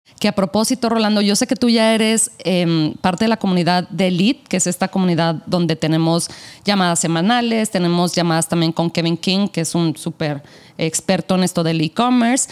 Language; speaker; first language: Spanish; native; Spanish